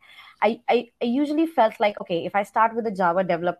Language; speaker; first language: English; non-native, local second language; Hindi